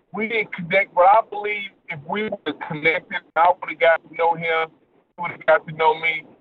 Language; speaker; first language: English; native; English